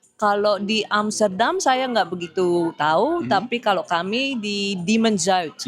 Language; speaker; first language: Indonesian; early bilingual, heritage; Indonesian